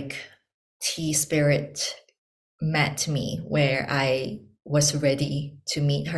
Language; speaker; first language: English; non-native, local second language; Chinese